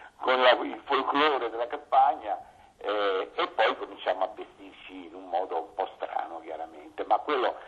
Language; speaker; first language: Italian; native; Italian